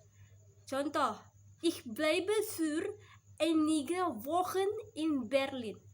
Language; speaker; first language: German; non-native, learner; Indonesian